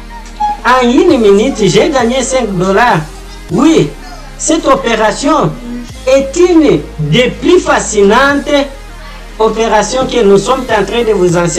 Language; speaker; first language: French; non-native, learner; Portuguese